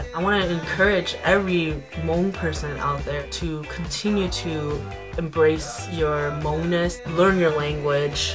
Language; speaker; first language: English; early bilingual, other home language; Hmong